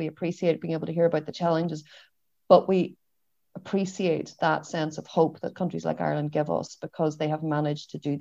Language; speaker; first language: English; native; English